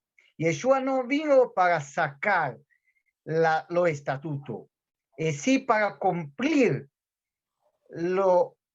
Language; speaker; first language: Spanish; non-native, fluent; Portuguese